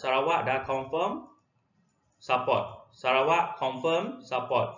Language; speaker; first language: English; non-native, local second language; Malay